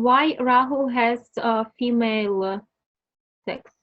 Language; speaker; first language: English; non-native, learner; Russian